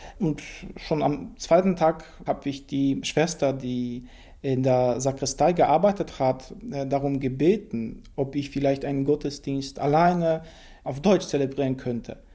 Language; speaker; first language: German; non-native, fluent; Polish